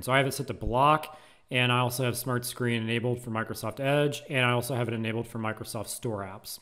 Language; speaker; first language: English; native; English